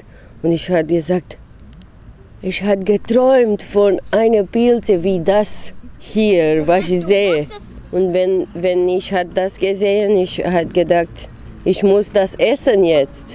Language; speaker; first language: German; non-native, fluent; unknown